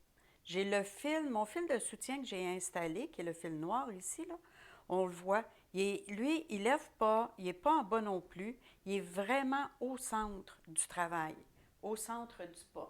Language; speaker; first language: French; native; French